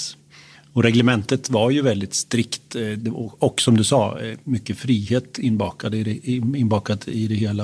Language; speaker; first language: Swedish; native; Swedish